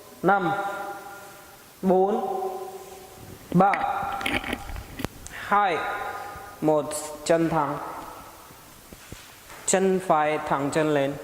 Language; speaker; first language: Vietnamese; non-native, learner; Hindi